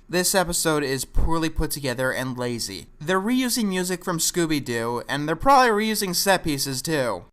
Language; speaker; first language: English; native; English